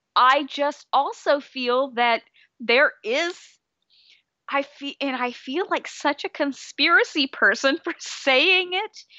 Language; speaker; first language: English; native; English